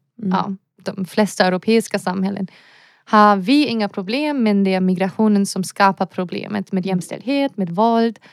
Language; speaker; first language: Swedish; non-native, fluent; German